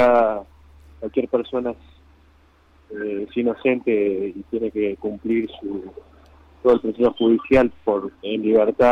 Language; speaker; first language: Spanish; native; Spanish